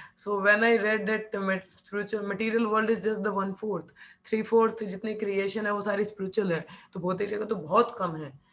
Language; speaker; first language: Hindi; non-native, local second language; Punjabi